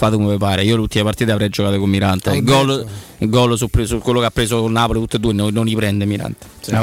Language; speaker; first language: Italian; native; Italian